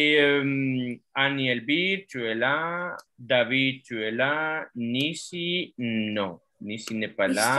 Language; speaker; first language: French; non-native, fluent; Spanish